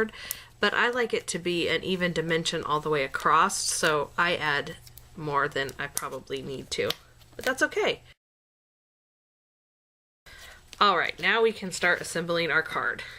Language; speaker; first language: English; native; English